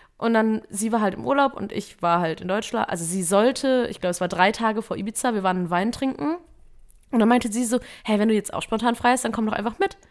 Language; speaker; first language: German; early bilingual, other home language; Vietnamese